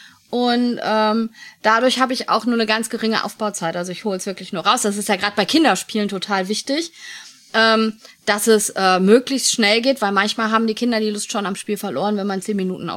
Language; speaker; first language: German; native; German